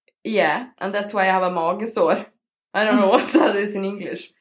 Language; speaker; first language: English; non-native, learner; Norwegian